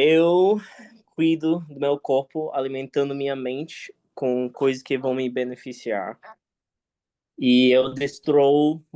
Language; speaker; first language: Portuguese; non-native, fluent; English